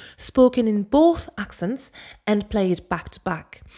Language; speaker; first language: English; non-native, fluent; French